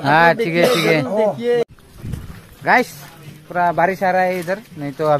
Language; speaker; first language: Hindi; non-native, local second language; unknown